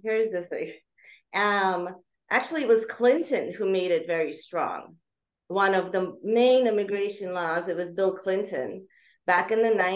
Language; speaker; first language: English; early bilingual, other home language; Russian